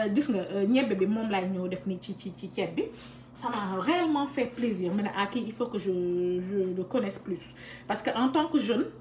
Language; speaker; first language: French; non-native, local second language; Wolof